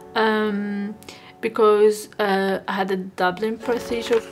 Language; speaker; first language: English; non-native, fluent; Arabic